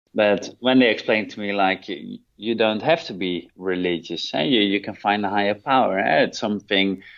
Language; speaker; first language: English; non-native, fluent; Dutch